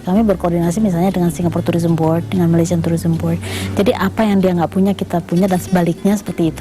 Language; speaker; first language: Indonesian; native; Indonesian